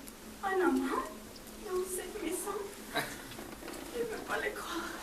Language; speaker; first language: French; non-native, learner; Spanish